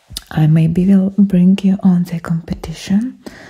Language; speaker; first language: English; non-native, fluent; Ukrainian